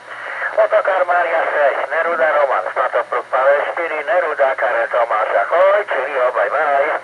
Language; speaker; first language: Polish; native; Polish